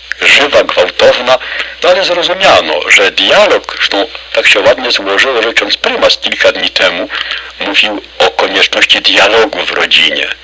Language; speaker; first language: Polish; native; Polish